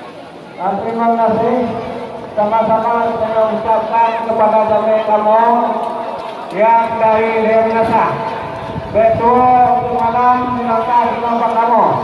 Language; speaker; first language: Indonesian; non-native, local second language; Achinese